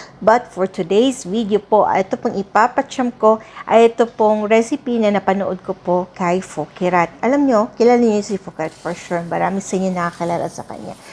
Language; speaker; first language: Filipino; non-native, local second language; Cebuano